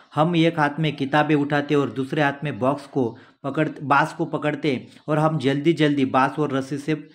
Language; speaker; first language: Hindi; non-native, local second language; Marathi